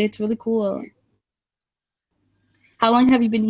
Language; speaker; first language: English; non-native, fluent; Spanish